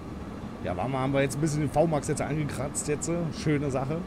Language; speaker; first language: German; native; German